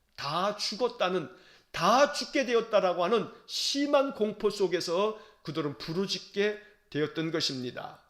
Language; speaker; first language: Korean; native; Korean